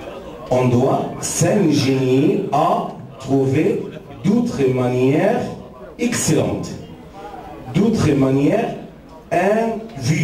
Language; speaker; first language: French; non-native, fluent; Arabic